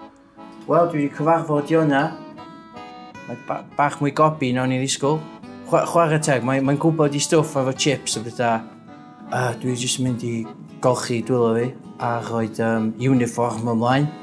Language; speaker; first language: Welsh; native; Welsh